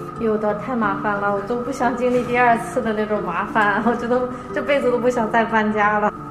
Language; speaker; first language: Chinese; native; Chinese